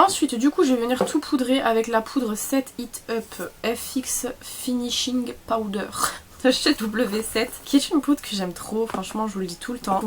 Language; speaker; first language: French; native; French